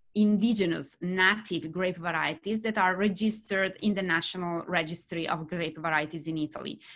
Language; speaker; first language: English; non-native, fluent; Italian